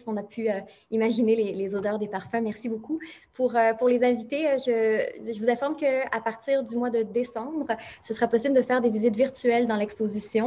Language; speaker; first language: French; native; French